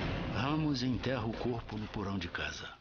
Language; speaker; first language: Portuguese; native; Portuguese